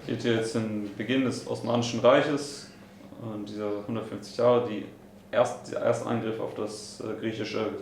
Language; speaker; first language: German; native; German